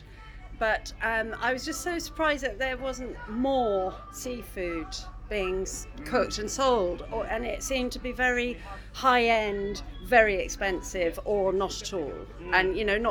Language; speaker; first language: English; native; English